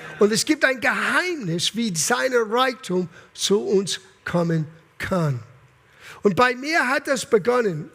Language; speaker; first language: German; non-native, fluent; English